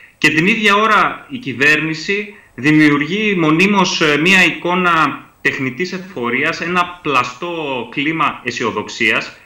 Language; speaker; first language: Greek; native; Greek